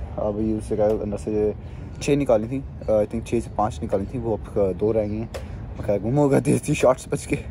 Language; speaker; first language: Urdu; native; Urdu